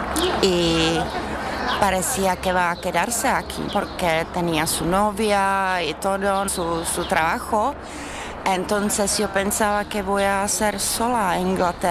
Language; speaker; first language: Spanish; non-native, learner; Czech